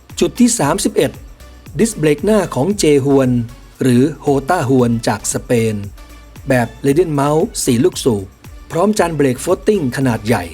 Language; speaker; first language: Thai; native; Thai